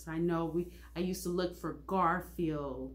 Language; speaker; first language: English; native; English